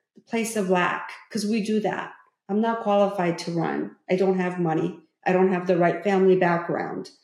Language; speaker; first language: English; early bilingual, other home language; Korean